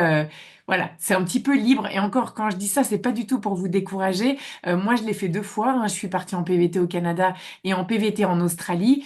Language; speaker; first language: French; native; French